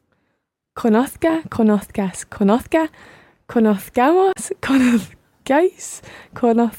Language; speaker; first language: Spanish; non-native, learner; English